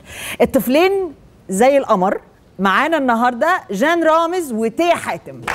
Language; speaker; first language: Arabic; native; Arabic